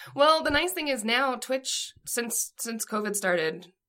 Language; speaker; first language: English; native; English